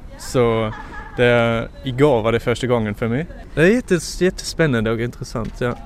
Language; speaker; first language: Swedish; non-native, fluent; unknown